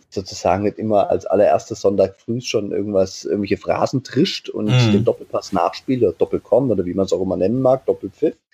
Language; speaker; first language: German; native; German